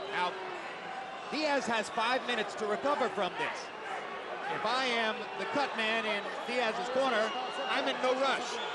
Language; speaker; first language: English; native; English